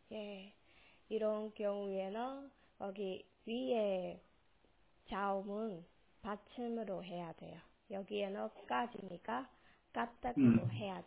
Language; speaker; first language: Korean; non-native, local second language; Burmese